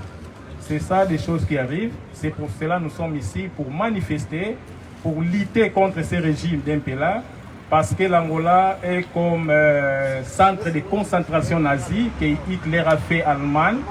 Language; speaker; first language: French; non-native, fluent; Portuguese